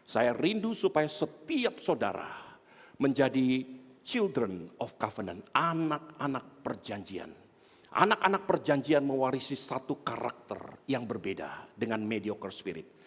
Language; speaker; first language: Indonesian; native; Indonesian